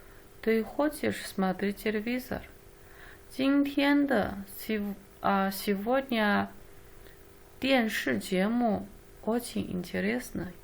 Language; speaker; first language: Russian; non-native, learner; Chinese